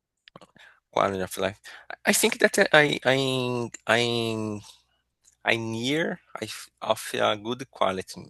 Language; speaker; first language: English; non-native, learner; Portuguese